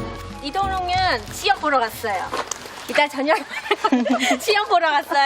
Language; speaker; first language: Korean; non-native, learner; Khmer